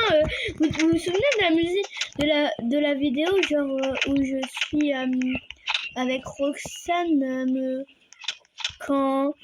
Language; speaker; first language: French; native; French